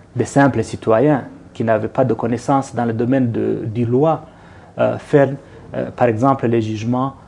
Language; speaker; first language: French; non-native, local second language; Kinyarwanda